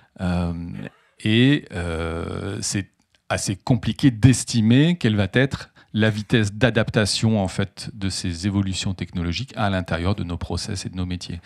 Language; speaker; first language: French; native; French